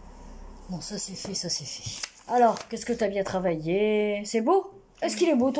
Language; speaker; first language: French; native; French